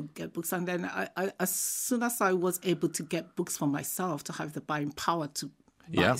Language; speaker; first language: English; non-native, local second language; Igbo